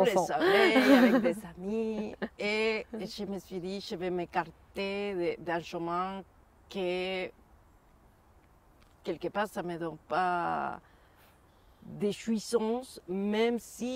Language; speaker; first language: French; non-native, fluent; Spanish